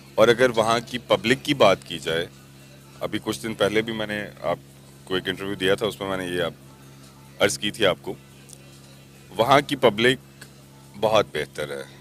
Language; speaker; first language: Urdu; non-native, local second language; Punjabi